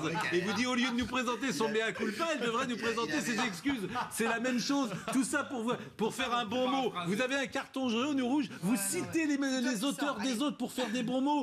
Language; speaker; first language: French; native; French